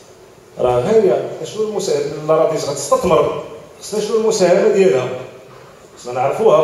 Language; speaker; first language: Arabic; native; Arabic